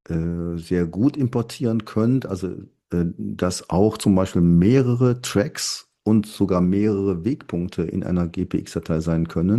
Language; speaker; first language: German; native; German